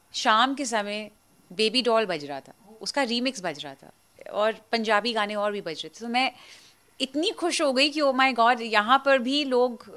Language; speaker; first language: Hindi; native; Hindi